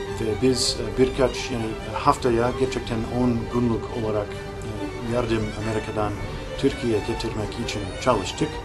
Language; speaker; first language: Turkish; non-native, learner; English